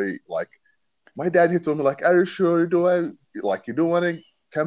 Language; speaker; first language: English; non-native, learner; Arabic